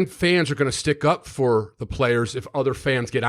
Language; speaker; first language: English; native; English